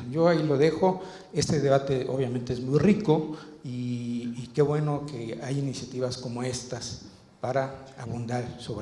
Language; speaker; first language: Spanish; native; Spanish